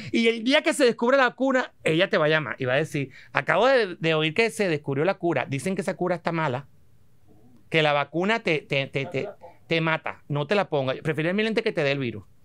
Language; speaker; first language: Spanish; native; Spanish